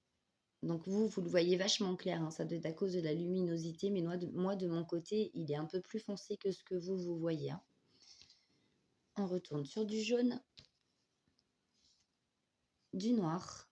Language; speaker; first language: French; native; French